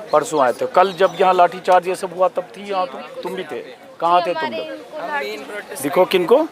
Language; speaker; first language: Hindi; native; Hindi